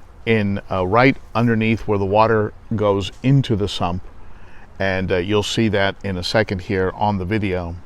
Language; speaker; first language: English; native; English